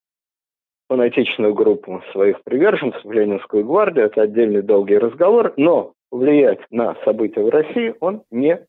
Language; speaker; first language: Russian; native; Russian